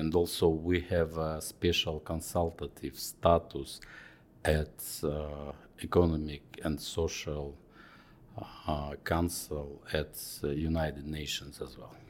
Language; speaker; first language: English; non-native, fluent; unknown